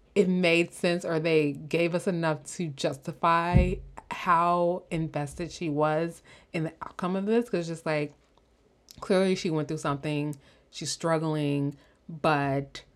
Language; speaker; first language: English; native; English